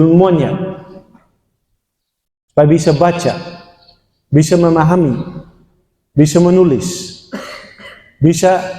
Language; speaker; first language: Indonesian; non-native, fluent; Dutch